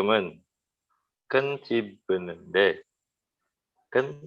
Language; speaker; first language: Korean; non-native, learner; Indonesian